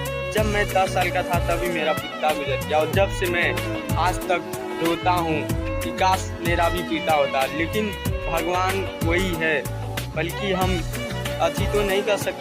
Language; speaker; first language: Hindi; non-native, fluent; Bangla